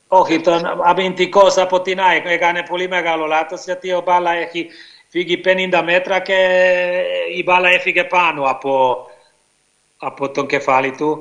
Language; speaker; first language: Greek; non-native, learner; Hungarian